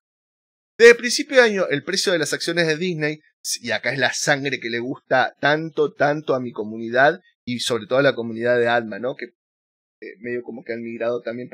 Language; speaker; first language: Spanish; native; Spanish